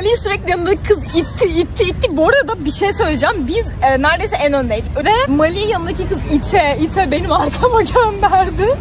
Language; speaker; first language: Turkish; native; Turkish